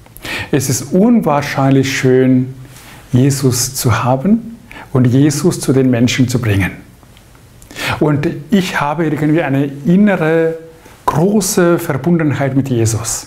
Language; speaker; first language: German; non-native, fluent; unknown